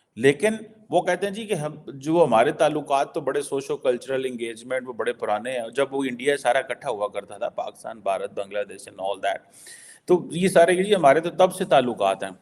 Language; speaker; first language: Urdu; non-native, local second language; Punjabi